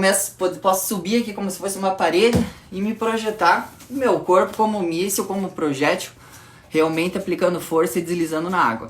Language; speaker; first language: Portuguese; native; Portuguese